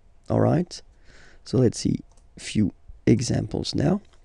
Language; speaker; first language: English; non-native, fluent; French